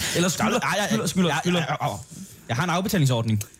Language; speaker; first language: Danish; native; Danish